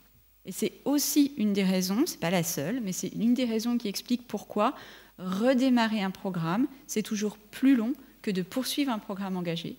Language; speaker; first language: French; native; French